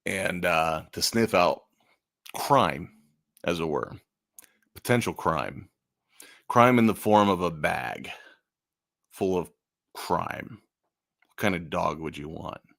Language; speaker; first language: English; native; English